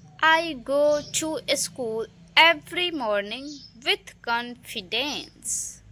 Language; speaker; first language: English; non-native, local second language; Hindi